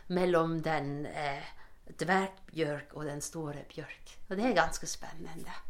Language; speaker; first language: Norwegian; non-native, fluent; German